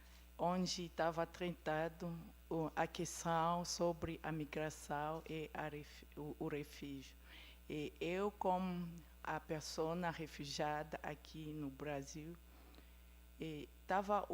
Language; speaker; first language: Portuguese; non-native, fluent; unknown